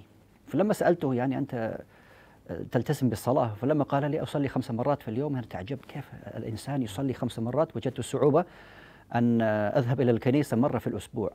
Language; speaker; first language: Arabic; non-native, fluent; English